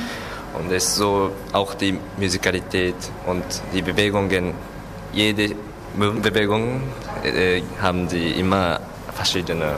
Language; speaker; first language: German; non-native, learner; Japanese